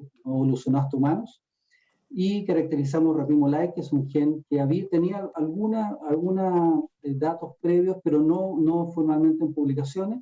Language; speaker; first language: Spanish; native; Spanish